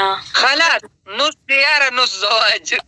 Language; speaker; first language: Arabic; non-native, learner; Pashto